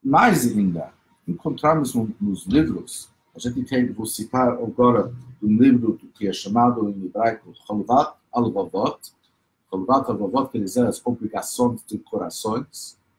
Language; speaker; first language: Portuguese; non-native, fluent; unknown